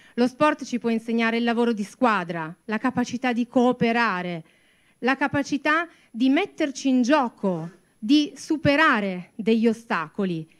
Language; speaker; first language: Italian; native; Italian